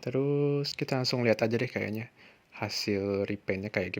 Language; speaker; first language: Indonesian; native; Indonesian